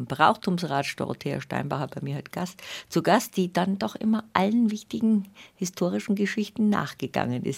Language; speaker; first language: German; native; German